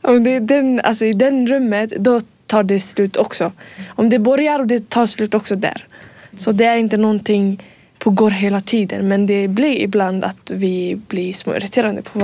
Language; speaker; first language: Swedish; early bilingual, other home language; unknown